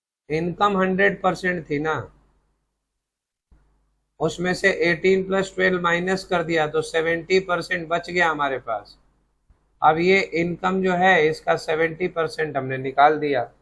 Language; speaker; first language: Hindi; native; Hindi